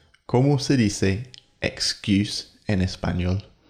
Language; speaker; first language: Spanish; non-native, fluent; English